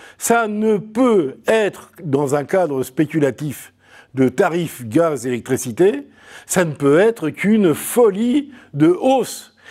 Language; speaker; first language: French; native; French